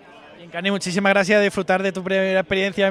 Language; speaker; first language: Spanish; native; Spanish